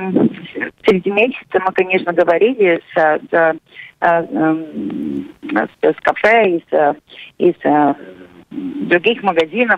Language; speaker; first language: Russian; non-native, local second language; Latvian